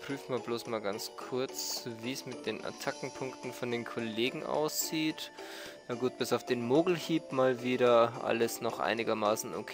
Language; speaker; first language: German; native; German